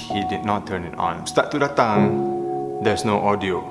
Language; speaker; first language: English; non-native, local second language; Malay